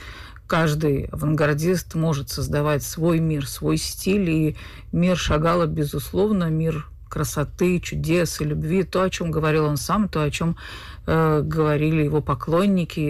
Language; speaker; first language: Russian; native; Russian